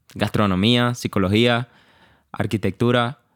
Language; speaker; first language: Spanish; native; Spanish